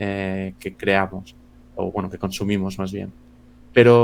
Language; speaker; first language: Spanish; native; Spanish